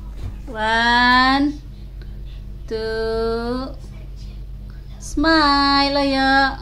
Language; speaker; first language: English; non-native, learner; Malay